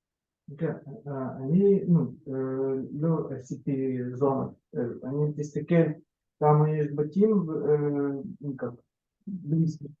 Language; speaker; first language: Hebrew; non-native, learner; Russian